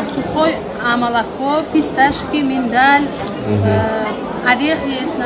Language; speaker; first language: Russian; non-native, learner; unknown